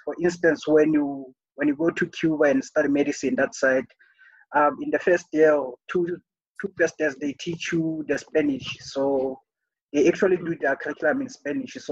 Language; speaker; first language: English; non-native, local second language; Southern Sotho